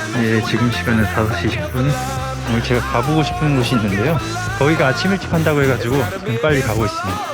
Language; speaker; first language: Korean; native; Korean